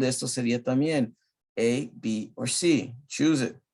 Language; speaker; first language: Spanish; early bilingual, heritage; Spanish